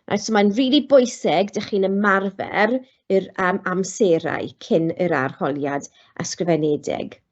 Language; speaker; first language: Welsh; non-native, local second language; English